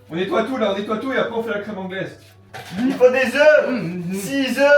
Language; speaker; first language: French; native; French